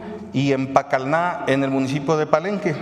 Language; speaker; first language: Spanish; native; Spanish